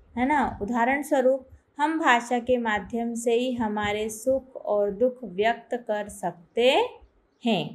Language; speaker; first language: Hindi; native; Hindi